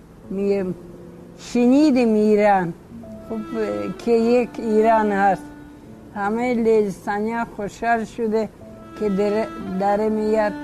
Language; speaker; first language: Persian; early bilingual, other home language; Polish